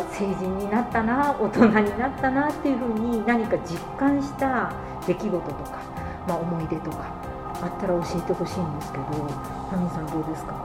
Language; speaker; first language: Japanese; native; Japanese